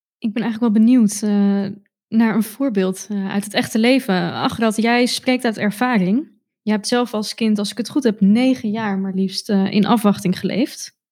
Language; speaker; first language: Dutch; native; Dutch